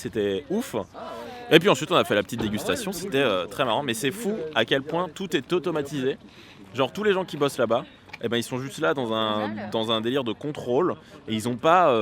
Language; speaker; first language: French; native; French